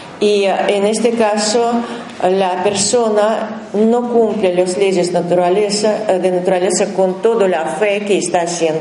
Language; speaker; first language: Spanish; non-native, learner; Russian